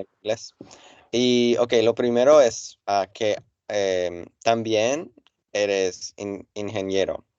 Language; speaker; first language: Spanish; non-native, fluent; English